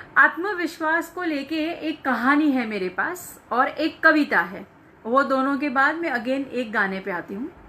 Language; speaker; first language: Hindi; non-native, local second language; Gujarati